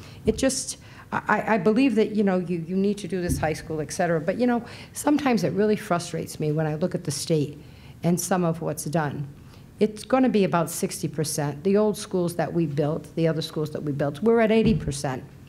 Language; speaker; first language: English; early bilingual, other home language; Portuguese